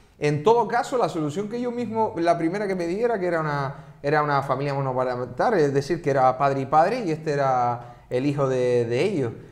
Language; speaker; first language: Spanish; native; Spanish